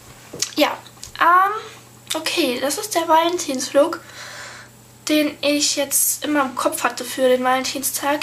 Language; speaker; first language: German; native; German